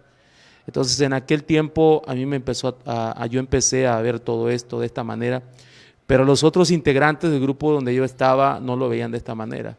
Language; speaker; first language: Spanish; native; Spanish